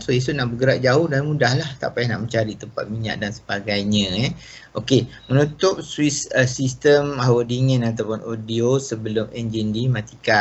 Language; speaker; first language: Malay; native; Malay